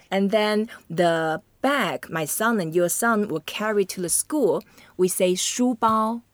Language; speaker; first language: English; non-native, fluent; Chinese